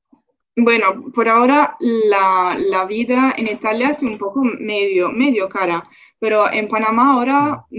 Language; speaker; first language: Spanish; non-native, local second language; Italian